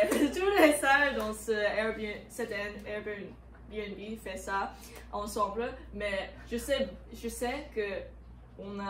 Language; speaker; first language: French; non-native, learner; English